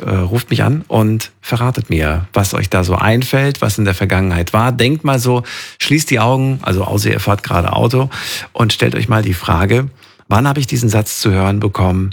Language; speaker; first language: German; native; German